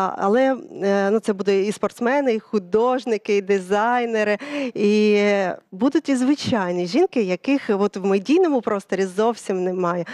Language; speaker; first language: Ukrainian; early bilingual, other home language; Russian